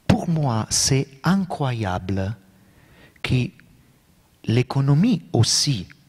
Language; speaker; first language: French; non-native, learner; Italian